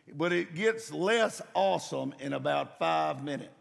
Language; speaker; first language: English; native; English